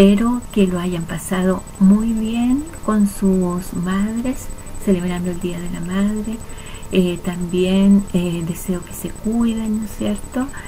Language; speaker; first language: Spanish; native; Spanish